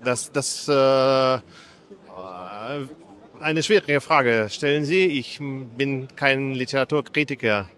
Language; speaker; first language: German; non-native, fluent; Russian